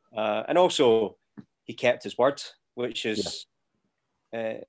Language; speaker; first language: English; native; English